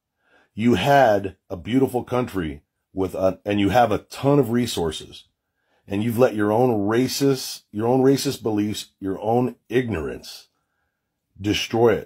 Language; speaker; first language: English; native; English